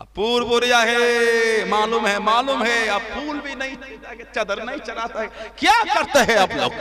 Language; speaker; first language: Hindi; non-native, local second language; Bangla